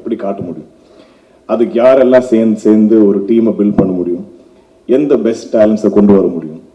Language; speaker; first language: Tamil; non-native, local second language; Malayalam